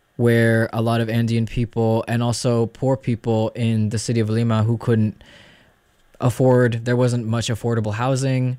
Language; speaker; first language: English; early bilingual, other home language; Spanish